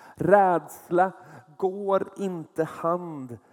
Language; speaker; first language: Swedish; native; Swedish